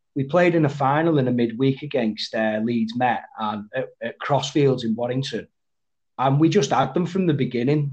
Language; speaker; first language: English; native; English